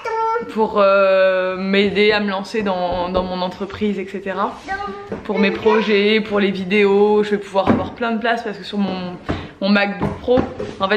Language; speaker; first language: French; native; French